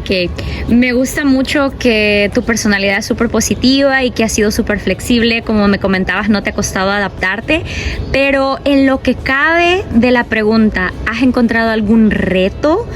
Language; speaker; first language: Spanish; native; Spanish